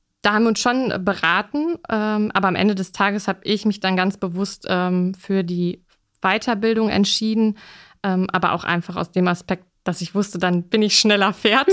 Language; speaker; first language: German; native; German